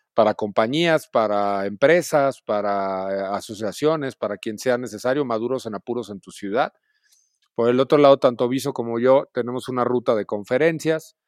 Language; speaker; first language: Spanish; native; Spanish